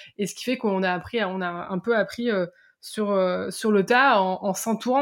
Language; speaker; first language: French; native; French